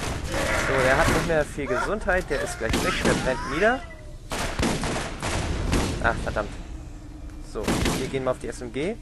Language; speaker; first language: German; native; German